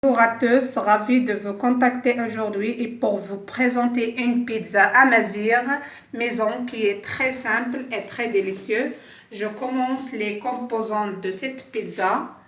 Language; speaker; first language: French; non-native, local second language; Arabic